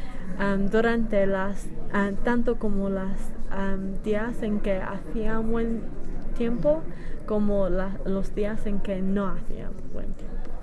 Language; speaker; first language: Spanish; non-native, learner; English